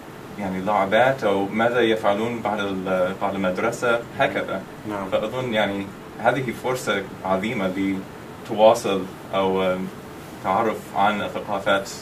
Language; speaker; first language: Arabic; non-native, fluent; English